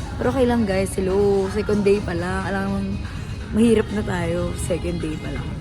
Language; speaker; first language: Filipino; native; Filipino